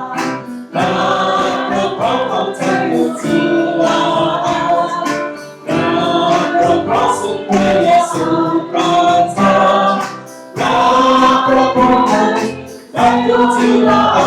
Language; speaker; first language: Thai; native; Thai